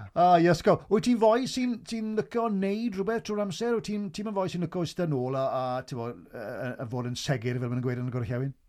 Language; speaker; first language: Welsh; native; Welsh